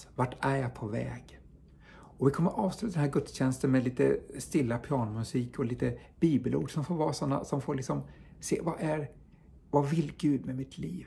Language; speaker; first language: Swedish; native; Swedish